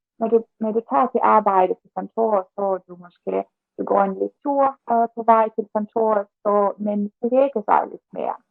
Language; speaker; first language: Danish; non-native, learner; Russian